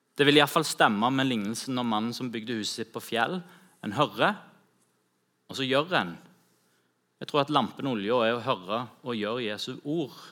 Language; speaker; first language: Norwegian; native; Norwegian